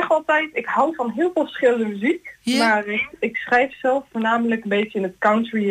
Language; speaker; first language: Dutch; native; Dutch